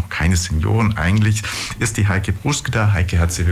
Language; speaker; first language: German; native; German